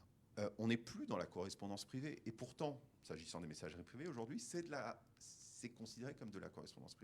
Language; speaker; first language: French; native; French